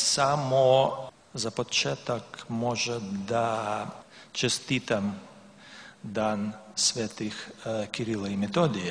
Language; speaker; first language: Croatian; non-native, learner; Russian